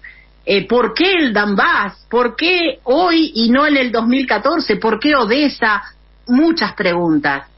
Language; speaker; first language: Spanish; native; Spanish